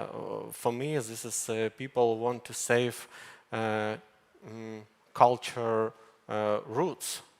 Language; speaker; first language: English; non-native, learner; Ukrainian